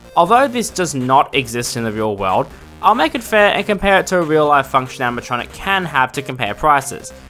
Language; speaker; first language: English; native; English